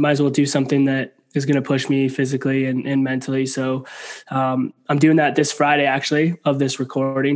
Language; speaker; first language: English; native; English